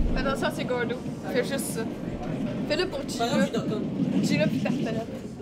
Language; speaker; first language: French; native; French